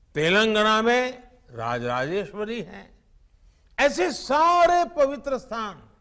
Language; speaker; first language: Hindi; non-native, local second language; Gujarati